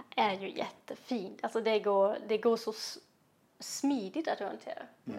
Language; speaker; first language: Swedish; non-native, fluent; German